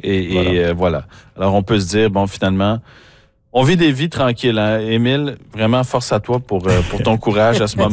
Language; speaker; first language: French; native; French